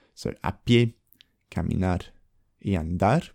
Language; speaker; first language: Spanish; non-native, fluent; English